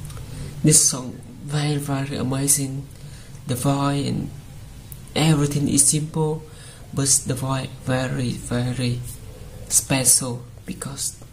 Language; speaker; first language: English; non-native, learner; Vietnamese